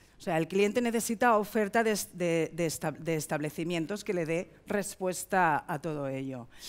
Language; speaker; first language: Spanish; native; Spanish